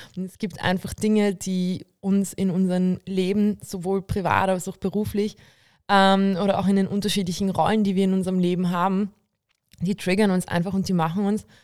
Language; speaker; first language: German; early bilingual, other home language; Bulgarian